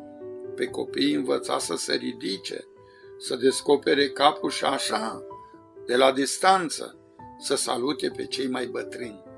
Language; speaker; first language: Romanian; native; Romanian